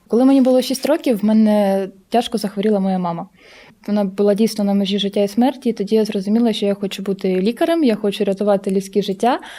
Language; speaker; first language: Ukrainian; non-native, local second language; Russian